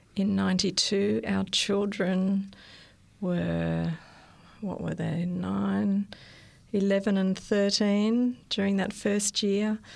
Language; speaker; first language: English; native; English